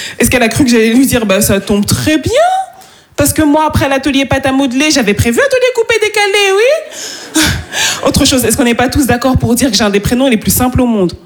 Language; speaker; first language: French; native; French